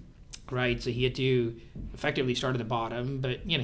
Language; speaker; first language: English; non-native, local second language; Hindi